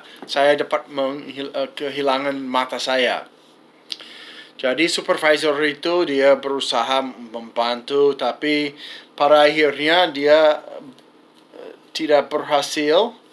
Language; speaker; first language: Indonesian; non-native, fluent; English